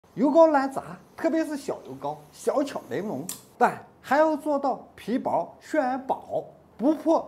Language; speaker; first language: Chinese; native; Chinese